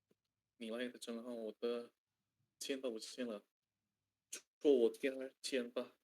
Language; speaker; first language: Chinese; non-native, learner; Indonesian